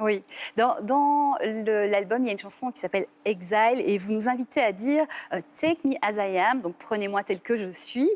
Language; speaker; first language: French; native; French